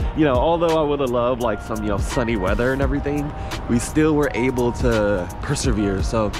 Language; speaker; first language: English; native; English